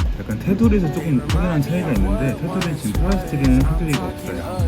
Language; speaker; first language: Korean; native; Korean